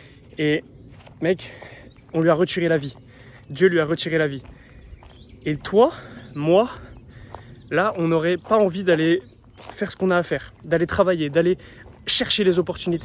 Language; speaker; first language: French; native; French